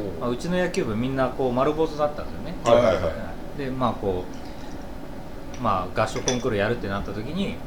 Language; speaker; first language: Japanese; native; Japanese